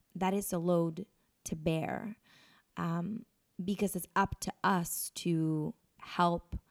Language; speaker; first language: English; non-native, fluent; Spanish